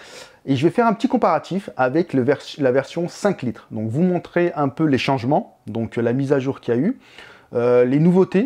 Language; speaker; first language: French; native; French